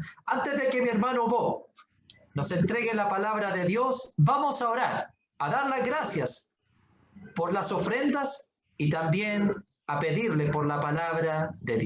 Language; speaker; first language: Spanish; native; Spanish